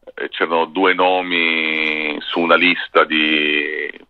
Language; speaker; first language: Italian; native; Italian